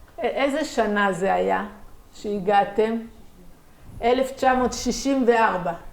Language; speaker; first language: Hebrew; native; Hebrew